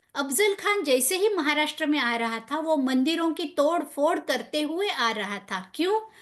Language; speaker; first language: Hindi; non-native, local second language; Marathi